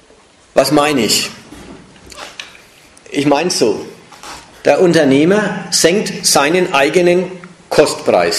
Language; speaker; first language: German; native; German